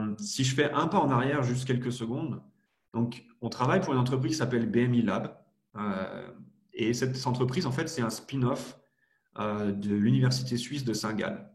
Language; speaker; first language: French; native; French